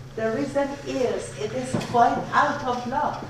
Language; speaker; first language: English; non-native, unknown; Persian